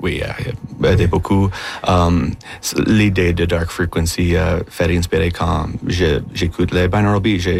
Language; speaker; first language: French; non-native, local second language; English